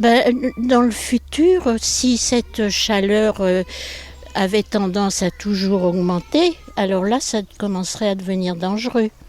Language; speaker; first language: French; native; French